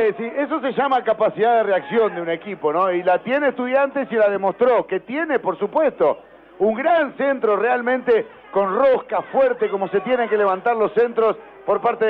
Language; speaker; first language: Spanish; native; Spanish